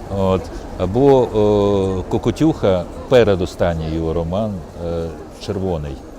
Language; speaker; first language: Ukrainian; non-native, local second language; Russian